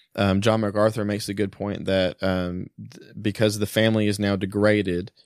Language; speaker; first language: English; early bilingual, other home language; German